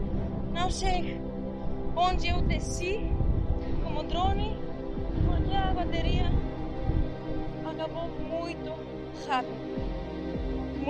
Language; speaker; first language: Portuguese; non-native, learner; Greek